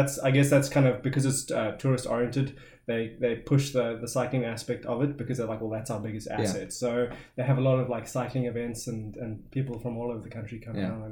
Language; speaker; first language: English; native; English